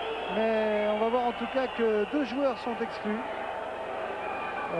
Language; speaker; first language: French; native; French